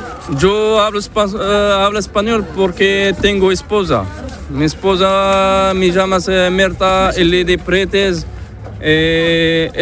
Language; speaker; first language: Spanish; non-native, learner; Arabic